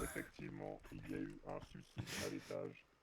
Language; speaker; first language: French; native; French